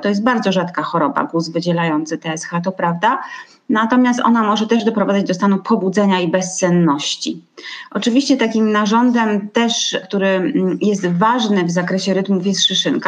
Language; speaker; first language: Polish; native; Polish